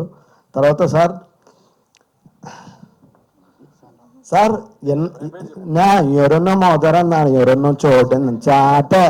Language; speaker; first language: Telugu; native; Telugu